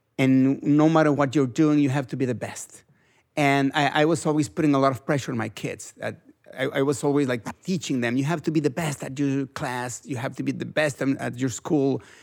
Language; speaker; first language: English; non-native, fluent; Spanish